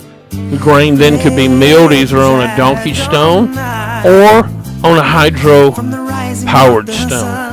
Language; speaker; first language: English; native; English